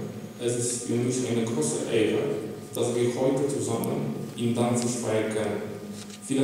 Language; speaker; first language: German; non-native, learner; Polish